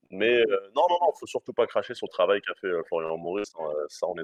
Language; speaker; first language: French; native; French